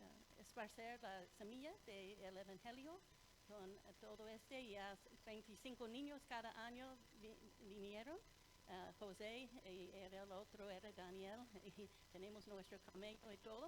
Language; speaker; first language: Spanish; non-native, fluent; English